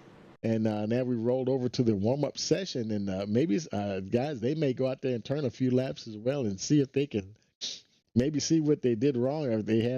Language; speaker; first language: English; native; English